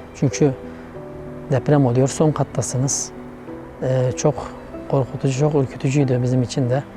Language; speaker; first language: Turkish; native; Turkish